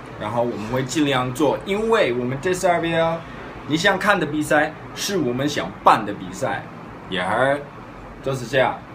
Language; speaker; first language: Chinese; early bilingual, heritage; Chinese